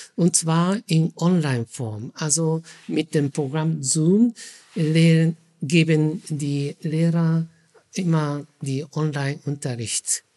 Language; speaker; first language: German; non-native, fluent; Japanese